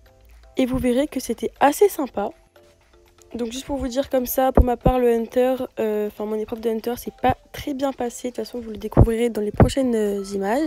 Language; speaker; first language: French; native; French